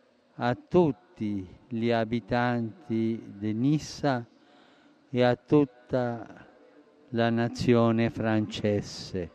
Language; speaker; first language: Italian; non-native, fluent; Spanish